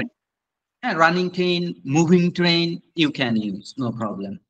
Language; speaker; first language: English; non-native, fluent; Bangla